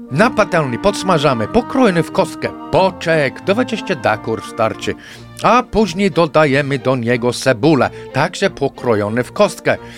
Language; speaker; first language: Polish; non-native, fluent; English